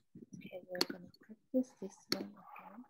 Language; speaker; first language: English; non-native, learner; Korean